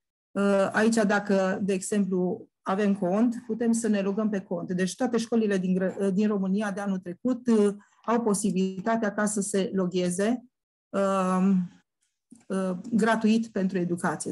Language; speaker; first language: Romanian; native; Romanian